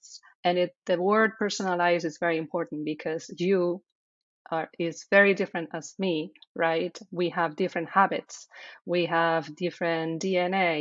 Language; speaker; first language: English; non-native, fluent; Spanish